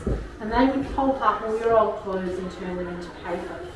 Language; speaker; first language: English; native; English